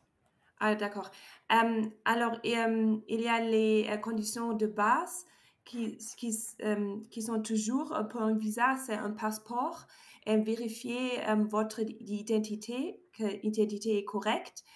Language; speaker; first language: French; non-native, learner; German